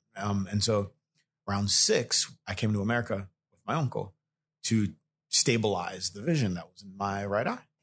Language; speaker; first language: English; early bilingual, other home language; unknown